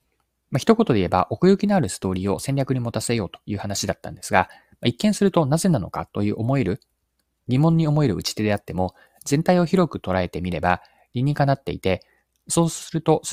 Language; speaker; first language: Japanese; native; Japanese